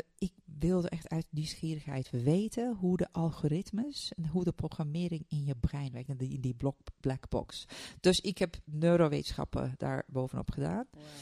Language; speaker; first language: Dutch; non-native, fluent; Turkish